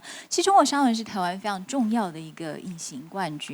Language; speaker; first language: Chinese; native; Chinese